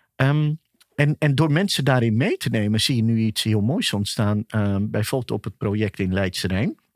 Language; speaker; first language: Dutch; early bilingual, other home language; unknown